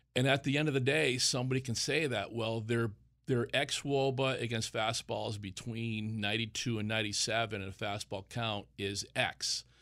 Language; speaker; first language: English; native; English